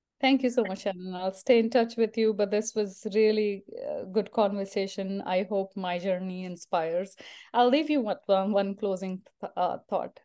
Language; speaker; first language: English; non-native, local second language; Marathi